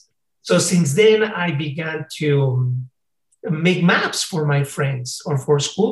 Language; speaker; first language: English; non-native, fluent; Spanish